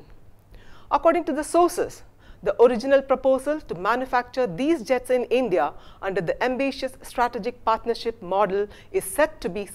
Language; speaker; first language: English; non-native, local second language; Malayalam